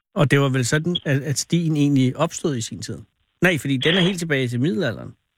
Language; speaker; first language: Danish; native; Danish